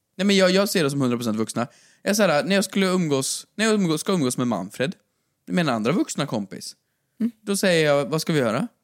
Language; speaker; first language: Swedish; native; Swedish